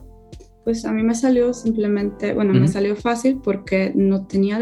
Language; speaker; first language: Spanish; non-native, fluent; Polish